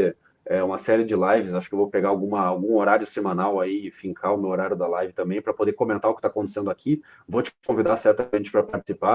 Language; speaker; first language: Portuguese; native; Portuguese